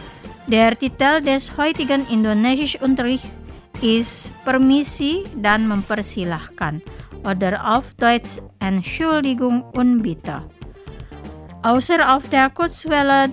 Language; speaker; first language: German; non-native, fluent; Indonesian